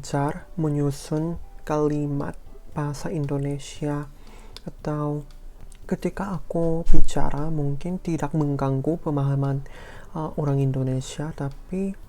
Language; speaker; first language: Indonesian; non-native, fluent; Korean